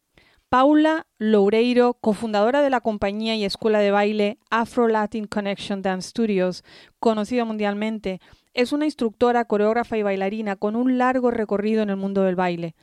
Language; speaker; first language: Spanish; native; Spanish